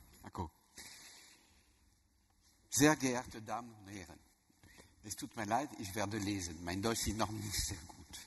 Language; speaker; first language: German; non-native, learner; French